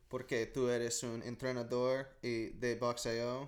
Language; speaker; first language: Spanish; non-native, learner; English